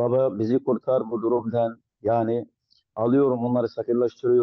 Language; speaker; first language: Turkish; non-native, local second language; Arabic